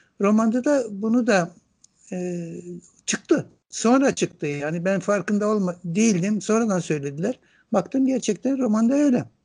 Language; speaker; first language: Turkish; non-native, local second language; Greek